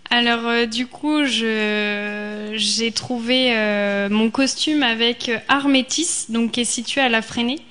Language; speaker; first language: French; native; French